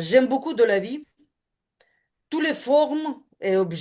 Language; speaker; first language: French; non-native, learner; Ukrainian